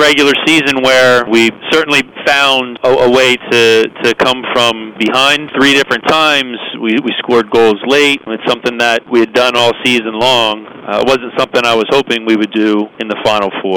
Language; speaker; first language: English; native; English